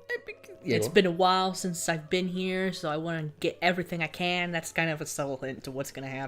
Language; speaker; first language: English; native; English